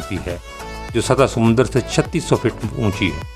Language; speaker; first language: Urdu; native; Urdu